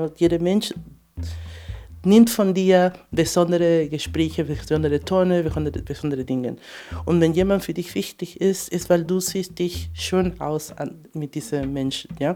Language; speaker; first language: German; non-native, fluent; Spanish